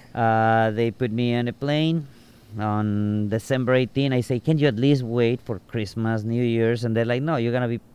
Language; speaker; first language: English; non-native, fluent; Spanish